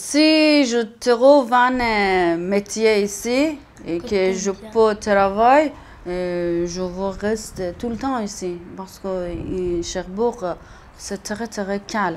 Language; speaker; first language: French; non-native, learner; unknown